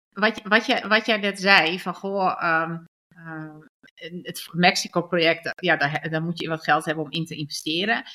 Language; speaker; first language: Dutch; early bilingual, other home language; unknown